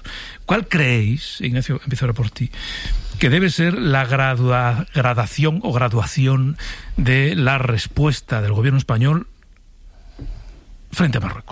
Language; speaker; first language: Spanish; native; Spanish